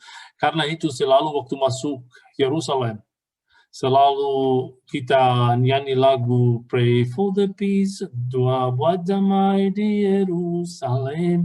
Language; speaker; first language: Indonesian; non-native, fluent; Arabic